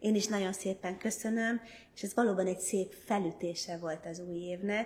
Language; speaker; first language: Hungarian; native; Hungarian